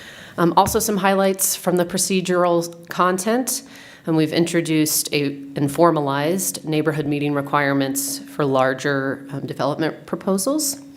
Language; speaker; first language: English; native; English